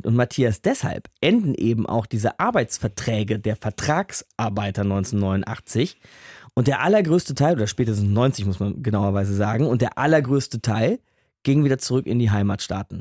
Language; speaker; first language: German; native; German